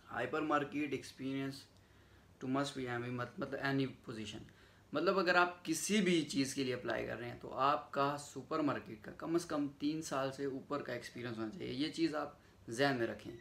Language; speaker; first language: Urdu; native; Urdu